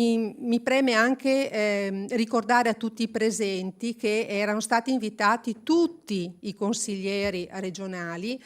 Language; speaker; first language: Italian; native; Italian